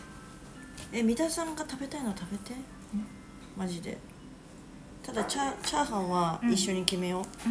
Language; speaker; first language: Japanese; native; Japanese